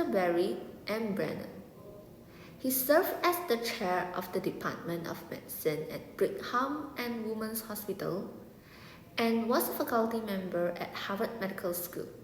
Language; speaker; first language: English; non-native, local second language; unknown